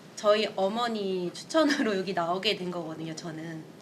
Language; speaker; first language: Korean; native; Korean